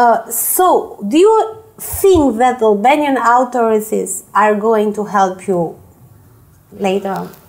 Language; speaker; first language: English; non-native, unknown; Albanian